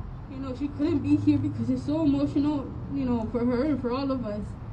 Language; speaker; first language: English; early bilingual, other home language; Spanish